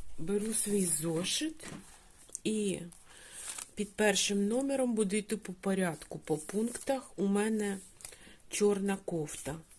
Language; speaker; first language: Ukrainian; non-native, local second language; Russian